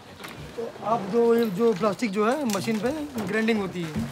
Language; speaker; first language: Hindi; native; Hindi